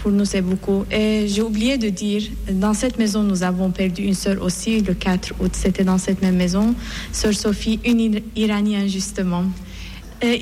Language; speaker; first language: French; non-native, fluent; Persian